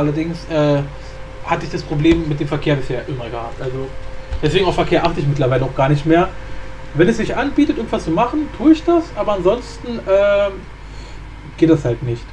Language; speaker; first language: German; native; German